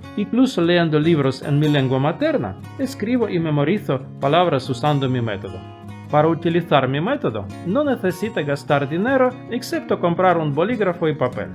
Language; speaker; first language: Spanish; non-native, fluent; Russian